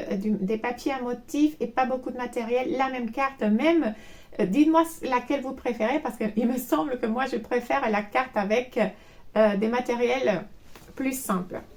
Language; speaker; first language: French; non-native, fluent; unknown